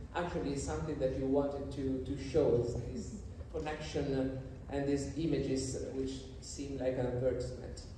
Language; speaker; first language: English; non-native, fluent; Italian